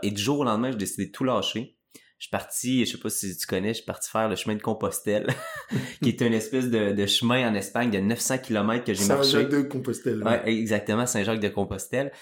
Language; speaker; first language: French; native; French